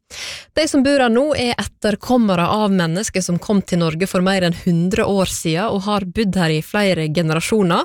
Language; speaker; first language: Norwegian; native; Norwegian